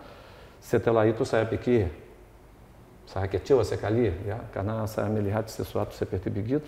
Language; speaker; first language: Indonesian; non-native, fluent; Portuguese